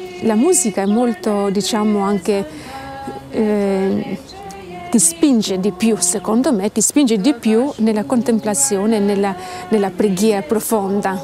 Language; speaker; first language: Italian; non-native, fluent; Albanian